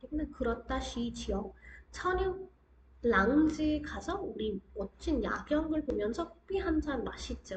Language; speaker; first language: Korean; non-native, fluent; Hindi